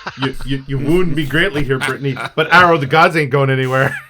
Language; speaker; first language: English; native; English